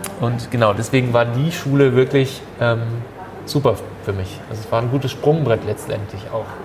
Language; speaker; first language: German; early bilingual, other home language; Turkish